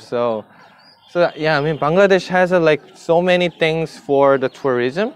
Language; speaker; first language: English; non-native, fluent; Korean